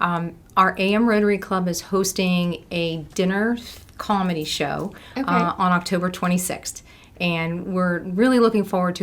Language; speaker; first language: English; native; English